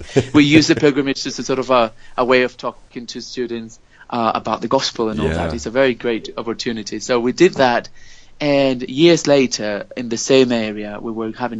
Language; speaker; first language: English; non-native, fluent; Spanish